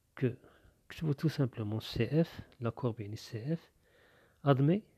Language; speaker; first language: French; non-native, local second language; Arabic